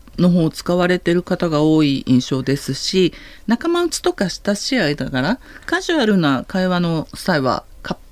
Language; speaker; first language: Japanese; native; Japanese